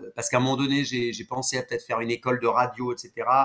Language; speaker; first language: French; native; French